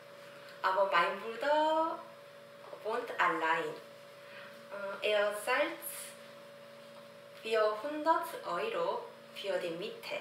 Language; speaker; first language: German; non-native, learner; Korean